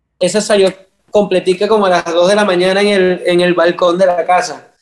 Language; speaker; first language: Spanish; native; Spanish